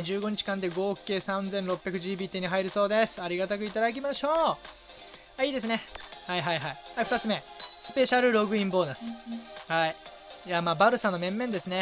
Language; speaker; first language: Japanese; native; Japanese